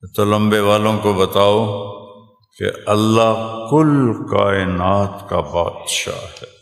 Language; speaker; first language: Urdu; non-native, local second language; Punjabi